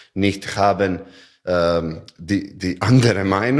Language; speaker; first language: German; non-native, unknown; Serbian